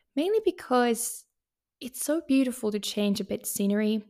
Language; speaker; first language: English; non-native, fluent; Finnish